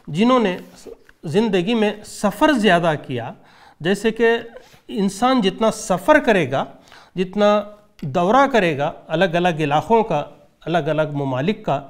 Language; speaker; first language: Urdu; native; Urdu